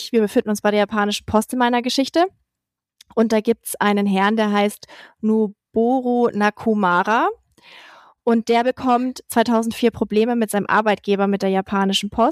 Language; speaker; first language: German; native; German